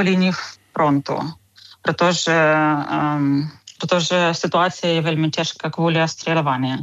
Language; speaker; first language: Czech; non-native, learner; Ukrainian